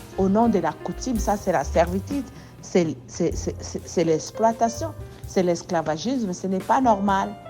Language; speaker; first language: French; non-native, local second language; Lingala